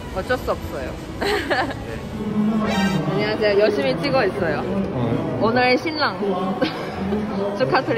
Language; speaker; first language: Korean; non-native, fluent; Chinese